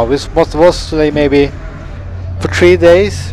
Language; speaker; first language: English; non-native, fluent; Swedish